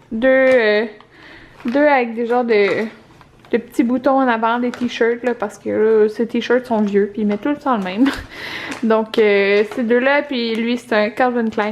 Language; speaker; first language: French; native; French